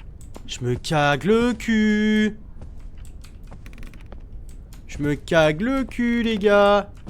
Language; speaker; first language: French; native; French